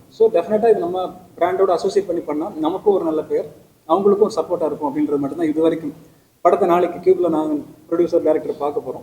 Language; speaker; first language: Tamil; native; Tamil